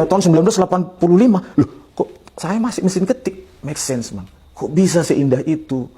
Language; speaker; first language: Indonesian; native; Indonesian